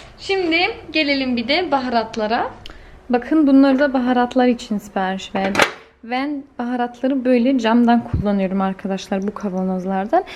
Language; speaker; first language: Turkish; early bilingual, heritage; Turkish